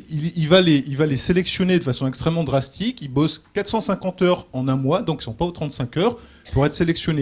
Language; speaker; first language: French; native; French